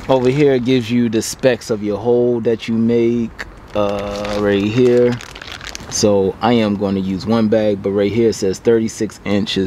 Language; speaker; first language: English; native; English